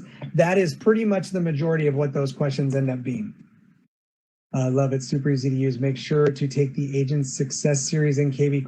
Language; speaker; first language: English; native; English